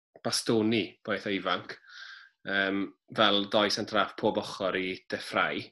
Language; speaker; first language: Welsh; native; Welsh